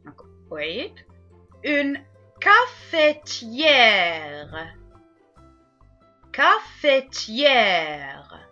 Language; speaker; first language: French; non-native, local second language; Arabic